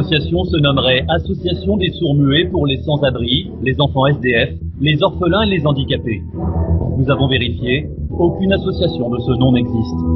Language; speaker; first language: French; native; French